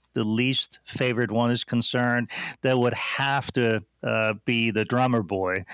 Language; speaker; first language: English; non-native, fluent; German